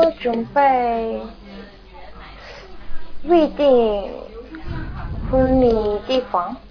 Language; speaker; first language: Chinese; non-native, learner; Korean